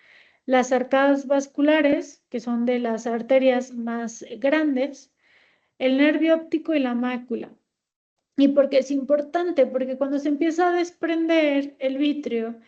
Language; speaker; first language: Spanish; native; Spanish